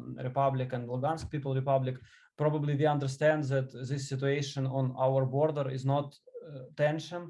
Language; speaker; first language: English; non-native, learner; Ukrainian